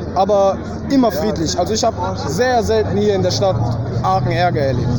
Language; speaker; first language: German; native; German